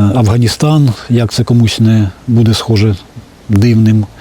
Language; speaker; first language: Ukrainian; native; Ukrainian